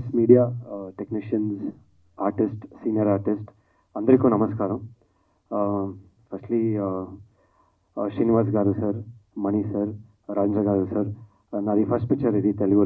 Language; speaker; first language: Telugu; non-native, learner; Kannada